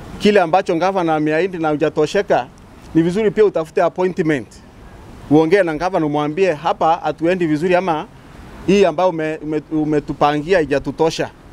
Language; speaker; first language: Swahili; non-native, local second language; Meru